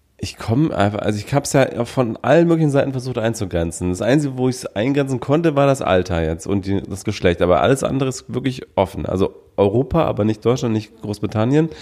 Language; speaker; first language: German; native; German